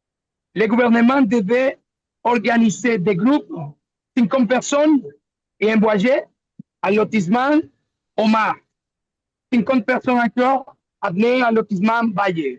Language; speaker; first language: French; non-native, learner; Spanish